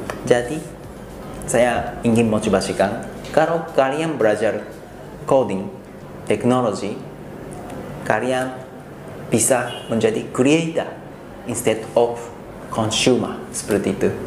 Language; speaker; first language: Indonesian; non-native, fluent; Japanese